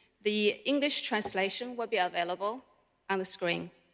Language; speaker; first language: English; non-native, fluent; Chinese